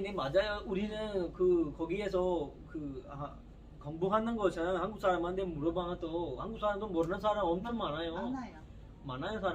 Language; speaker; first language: Korean; non-native, learner; Urdu